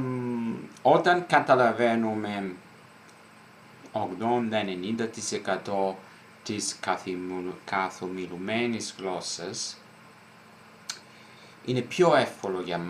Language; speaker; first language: Greek; non-native, fluent; Italian